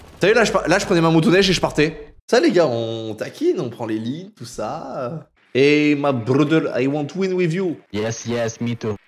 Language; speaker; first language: French; native; French